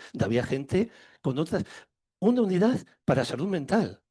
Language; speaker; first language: Spanish; native; Spanish